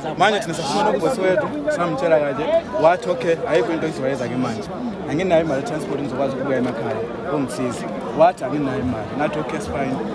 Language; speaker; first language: Zulu; non-native, fluent; Nyanja